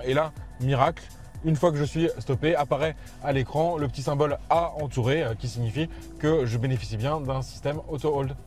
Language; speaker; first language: French; native; French